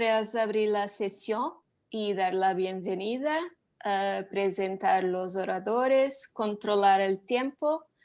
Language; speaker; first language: Spanish; non-native, learner; Portuguese